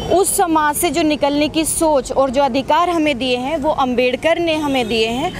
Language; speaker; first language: Hindi; native; Hindi